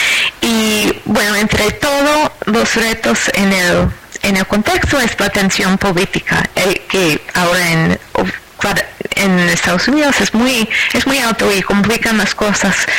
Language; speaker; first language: Spanish; non-native, fluent; English